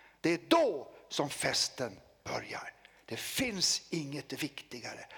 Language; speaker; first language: Swedish; native; Swedish